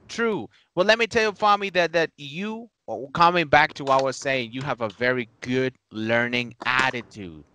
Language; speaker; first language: English; non-native, fluent; Spanish